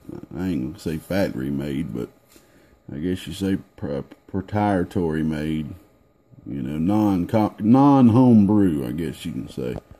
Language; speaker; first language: English; native; English